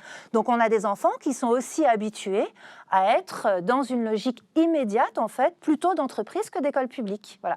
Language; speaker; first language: French; native; French